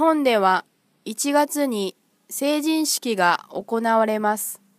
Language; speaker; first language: Japanese; non-native, fluent; Vietnamese